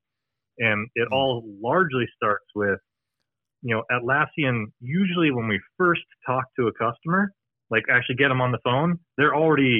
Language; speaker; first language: English; native; English